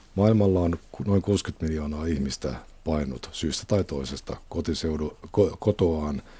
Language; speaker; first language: Finnish; native; Finnish